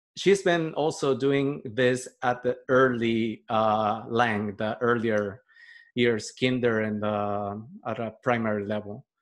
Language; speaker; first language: English; non-native, fluent; Spanish